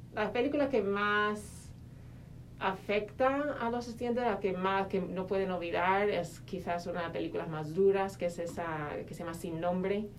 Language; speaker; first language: Spanish; non-native, fluent; English